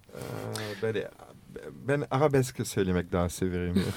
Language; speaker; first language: Turkish; non-native, learner; French